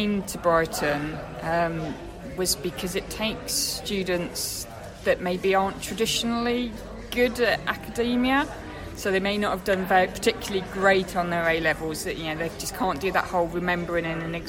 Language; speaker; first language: English; native; English